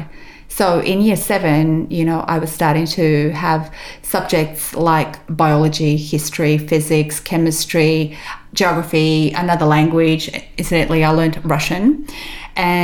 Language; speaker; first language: English; early bilingual, other home language; Macedonian